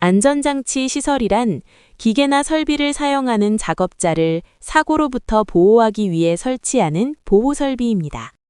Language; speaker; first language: Korean; non-native, learner; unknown